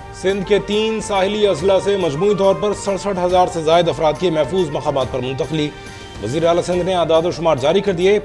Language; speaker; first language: Urdu; native; Urdu